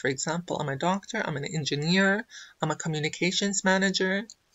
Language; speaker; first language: English; non-native, fluent; Arabic